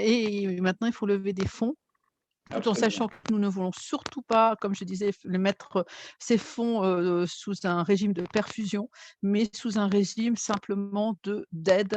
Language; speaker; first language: French; native; French